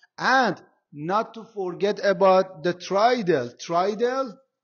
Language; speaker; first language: English; non-native, fluent; Persian